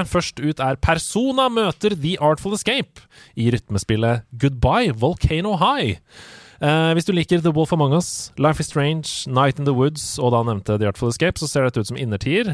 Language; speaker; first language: Norwegian; native; Norwegian